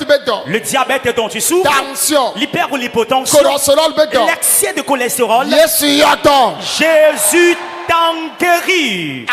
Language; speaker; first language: French; non-native, local second language; Ewe